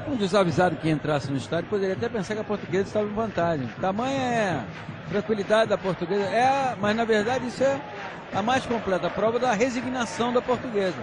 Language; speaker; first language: Portuguese; native; Portuguese